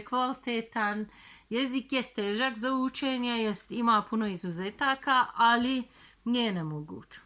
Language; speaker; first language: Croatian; non-native, fluent; Turkish